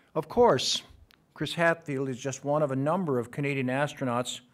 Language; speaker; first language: English; native; English